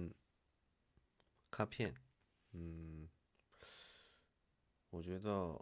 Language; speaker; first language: Chinese; non-native, learner; Korean